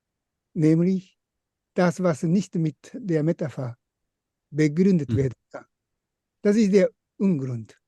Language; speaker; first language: German; non-native, fluent; Japanese